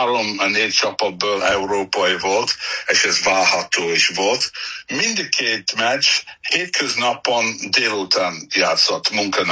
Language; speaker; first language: Hungarian; non-native, fluent; English